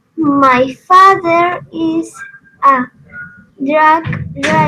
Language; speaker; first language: English; non-native, learner; Spanish